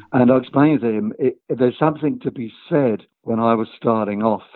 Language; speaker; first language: English; native; English